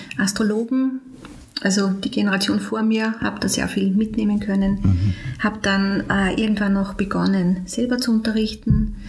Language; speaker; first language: German; native; German